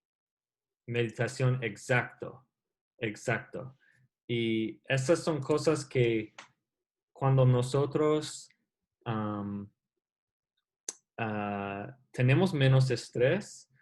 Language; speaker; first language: Spanish; non-native, learner; English